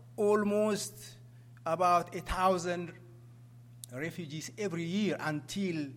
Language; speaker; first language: English; non-native, fluent; Amharic